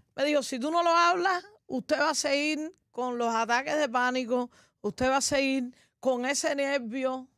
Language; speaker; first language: Spanish; native; Spanish